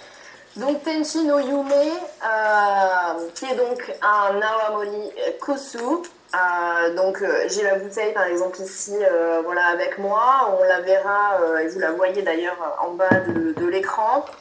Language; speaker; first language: French; native; French